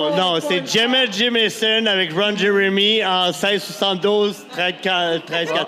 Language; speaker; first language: French; native; French